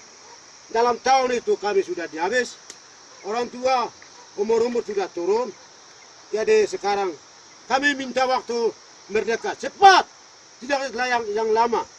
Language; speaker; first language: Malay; non-native, local second language; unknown